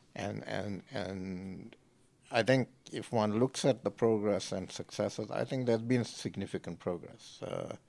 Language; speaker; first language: English; native; English